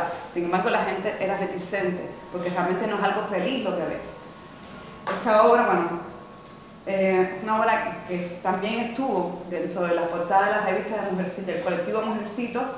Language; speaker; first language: Spanish; native; Spanish